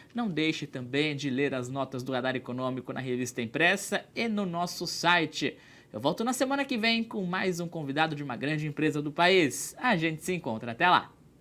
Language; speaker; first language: Portuguese; native; Portuguese